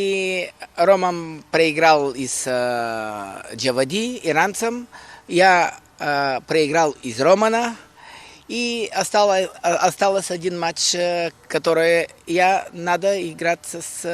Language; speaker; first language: Russian; non-native, learner; Bulgarian